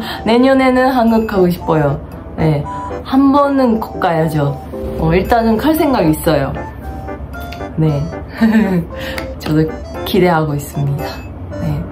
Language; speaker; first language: Korean; non-native, fluent; Japanese